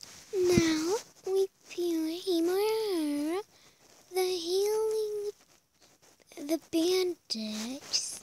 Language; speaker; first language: English; non-native, learner; Spanish